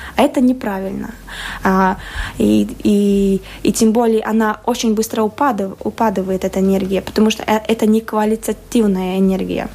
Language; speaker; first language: Russian; non-native, local second language; Latvian